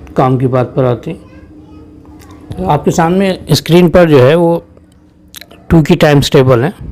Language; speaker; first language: Hindi; native; Hindi